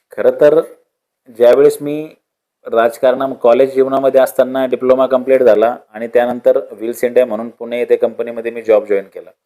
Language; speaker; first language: Marathi; native; Marathi